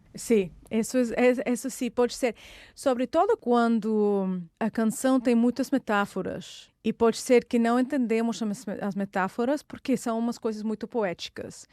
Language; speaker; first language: Portuguese; non-native, fluent; Russian